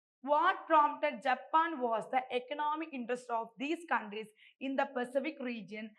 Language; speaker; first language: English; non-native, local second language; Malayalam